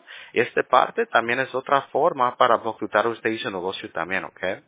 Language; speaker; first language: Spanish; early bilingual, heritage; Spanish